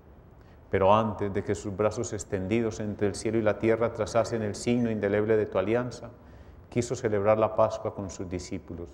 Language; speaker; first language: Spanish; native; Spanish